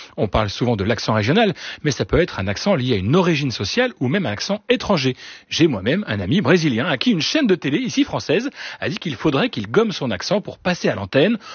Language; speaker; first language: French; native; French